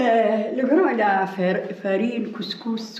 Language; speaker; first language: French; non-native, learner; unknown